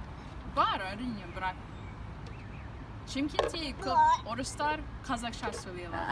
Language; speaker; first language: Kazakh; non-native, fluent; English